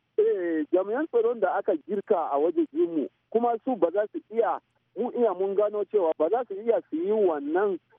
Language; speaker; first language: Hausa; non-native, local second language; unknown